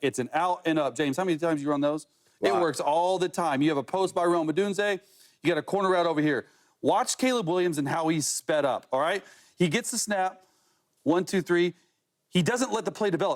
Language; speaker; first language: English; native; English